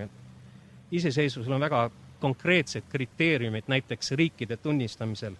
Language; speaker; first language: Estonian; early bilingual, heritage; Estonian